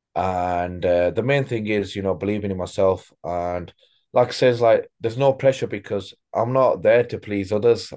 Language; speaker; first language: English; native; English